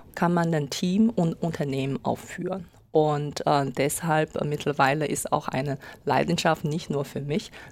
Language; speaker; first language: German; non-native, fluent; Chinese